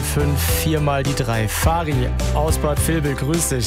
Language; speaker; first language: German; native; German